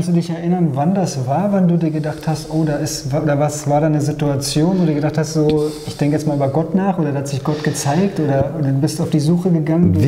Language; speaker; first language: German; native; German